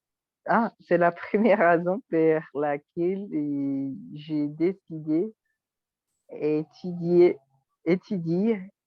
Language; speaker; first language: French; non-native, learner; Spanish